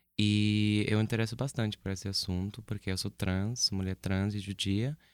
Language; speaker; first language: Portuguese; non-native, fluent; English